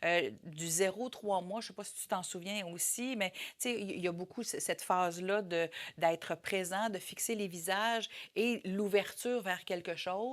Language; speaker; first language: French; native; French